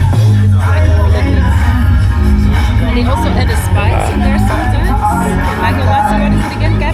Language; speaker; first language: English; non-native, fluent; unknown